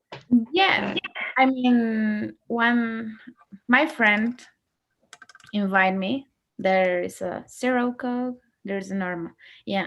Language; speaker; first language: English; non-native, learner; Spanish